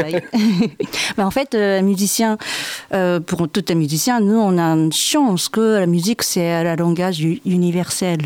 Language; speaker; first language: French; non-native, fluent; Japanese